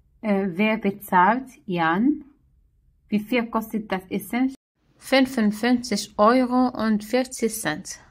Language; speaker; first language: German; non-native, learner; Arabic